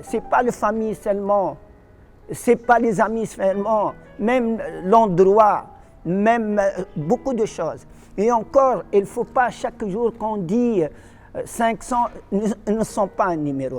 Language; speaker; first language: French; non-native, local second language; Arabic